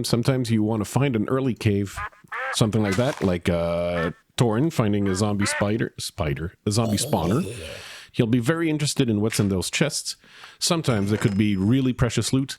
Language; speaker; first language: English; native; English